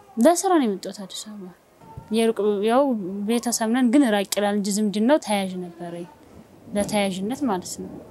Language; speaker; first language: Amharic; native; Amharic